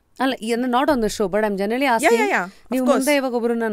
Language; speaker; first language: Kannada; native; Kannada